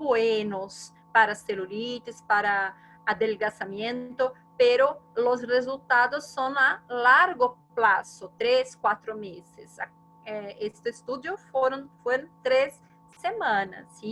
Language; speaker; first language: Spanish; non-native, fluent; Portuguese